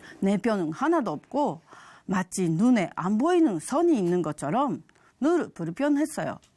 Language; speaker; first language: Korean; non-native, fluent; Japanese